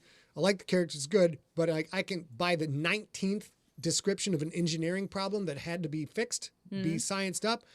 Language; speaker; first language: English; native; English